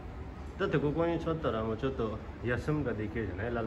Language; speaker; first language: Japanese; non-native, fluent; Hindi